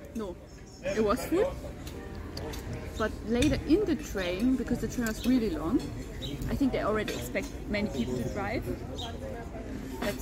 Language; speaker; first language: English; non-native, fluent; German